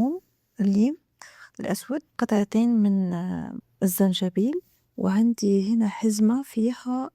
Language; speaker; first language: Arabic; native; Arabic